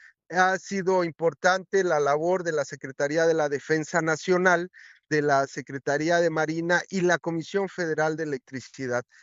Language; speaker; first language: Spanish; native; Spanish